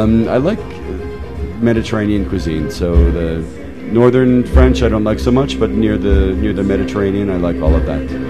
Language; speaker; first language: English; native; English